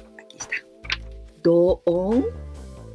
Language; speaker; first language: Spanish; non-native, fluent; Japanese